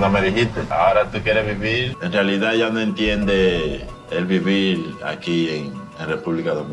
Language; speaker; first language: Spanish; native; Spanish